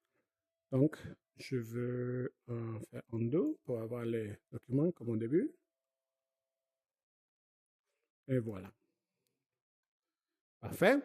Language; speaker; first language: French; non-native, fluent; Spanish